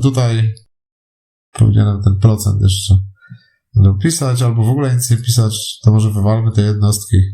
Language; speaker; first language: Polish; native; Polish